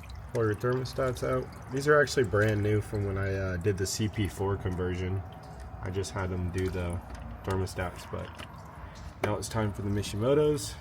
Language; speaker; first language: English; native; English